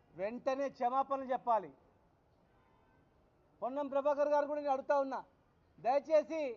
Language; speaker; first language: Telugu; native; Telugu